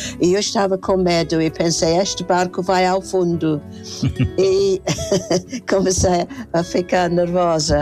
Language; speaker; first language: Portuguese; non-native, fluent; English